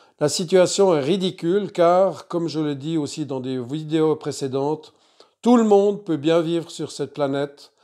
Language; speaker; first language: French; native; French